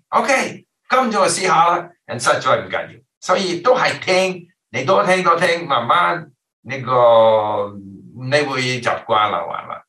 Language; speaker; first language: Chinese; non-native, fluent; English